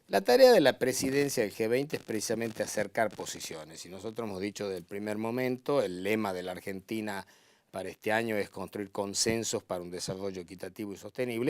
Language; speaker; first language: Spanish; native; Spanish